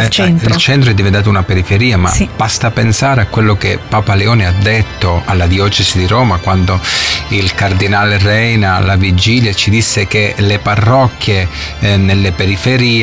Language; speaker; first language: Italian; native; Italian